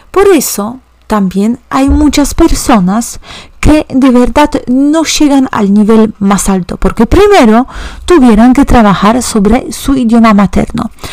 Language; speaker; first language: Spanish; non-native, fluent; Polish